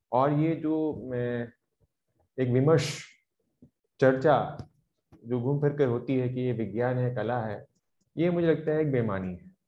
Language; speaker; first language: Hindi; native; Hindi